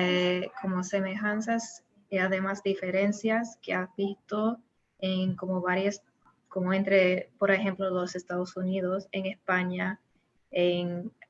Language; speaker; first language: Spanish; non-native, learner; English